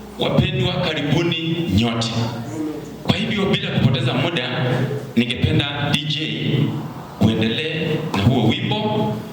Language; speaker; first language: Swahili; native; Swahili